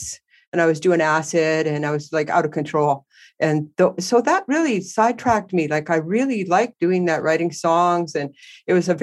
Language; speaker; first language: English; native; English